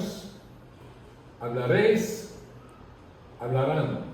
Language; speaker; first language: Spanish; non-native, learner; English